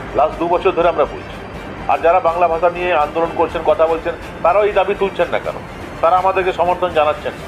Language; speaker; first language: Bangla; non-native, local second language; Hindi